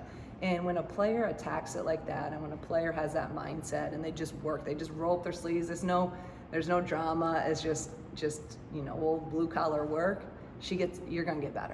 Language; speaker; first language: English; native; English